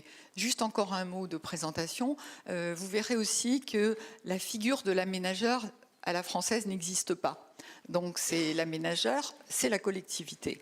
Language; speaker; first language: French; native; French